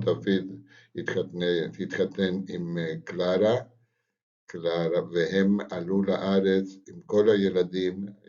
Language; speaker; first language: Hebrew; non-native, fluent; Spanish